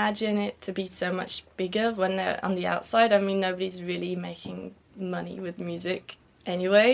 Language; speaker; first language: English; non-native, fluent; German